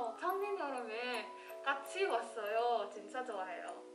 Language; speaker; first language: Korean; non-native, learner; Filipino